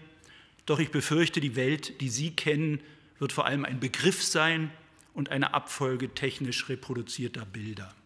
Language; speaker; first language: German; native; German